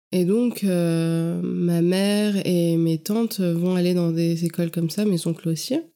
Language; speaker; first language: French; native; French